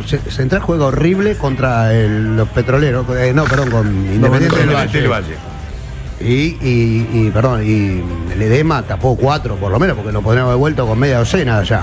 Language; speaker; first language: Spanish; native; Spanish